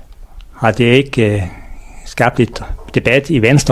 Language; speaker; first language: Danish; native; Danish